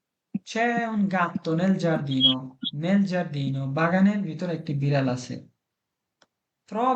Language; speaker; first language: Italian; non-native, fluent; Bangla